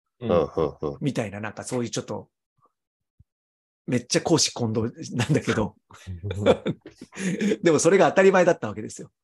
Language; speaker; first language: Japanese; native; Japanese